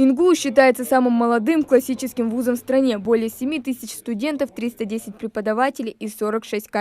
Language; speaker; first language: Russian; native; Russian